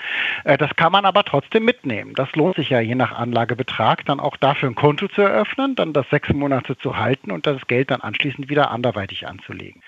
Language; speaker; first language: German; native; German